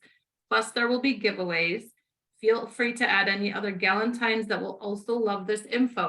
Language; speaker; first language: English; native; English